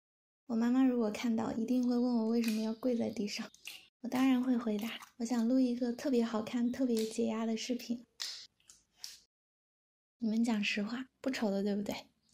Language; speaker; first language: Chinese; native; Chinese